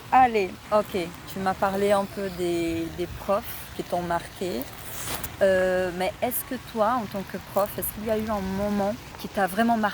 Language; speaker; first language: French; non-native, fluent; Portuguese